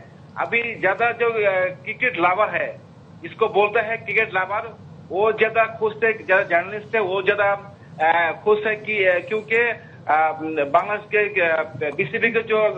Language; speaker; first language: Hindi; non-native, learner; Bangla